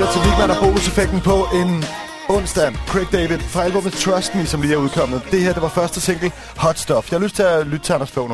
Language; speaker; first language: Danish; native; Danish